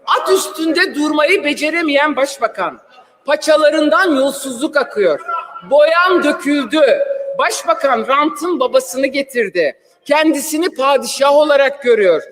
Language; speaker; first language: Turkish; non-native, local second language; Kurdish